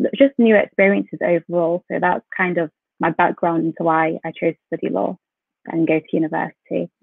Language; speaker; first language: English; native; English